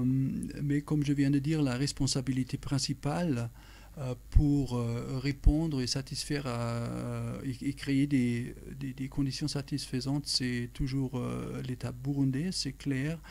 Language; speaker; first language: French; non-native, fluent; German